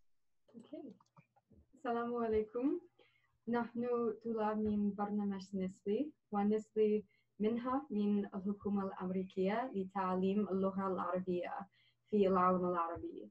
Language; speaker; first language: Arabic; non-native, learner; English